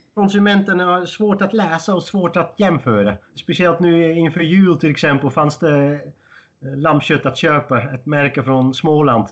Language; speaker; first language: Swedish; non-native, fluent; Dutch